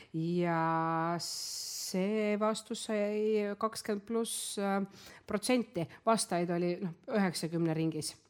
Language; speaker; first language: Estonian; non-native, local second language; Russian